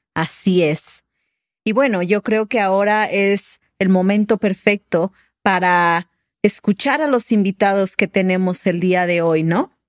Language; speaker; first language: Spanish; native; Spanish